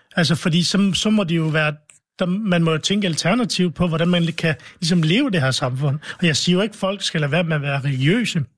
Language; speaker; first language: Danish; early bilingual, other home language; Arabic